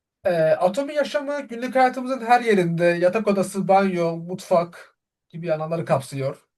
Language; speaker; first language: Turkish; native; Turkish